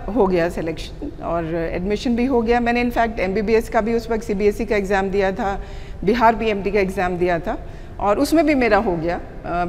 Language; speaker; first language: Hindi; native; Hindi